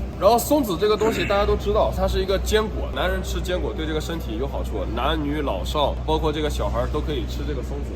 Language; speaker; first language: Chinese; native; Chinese